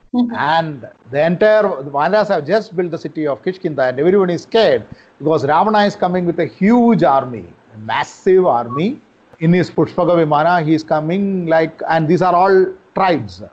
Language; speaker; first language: English; non-native, local second language; Malayalam